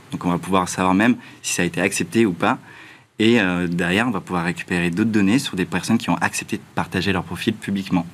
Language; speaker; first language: French; native; French